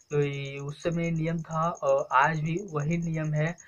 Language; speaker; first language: Hindi; native; Hindi